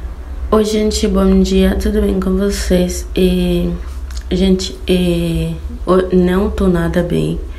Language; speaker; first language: Portuguese; non-native, fluent; Haitian Creole